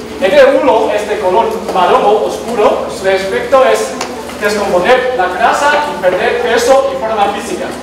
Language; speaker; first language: Spanish; non-native, learner; Chinese